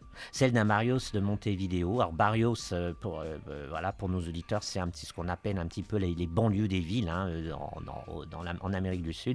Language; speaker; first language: French; native; French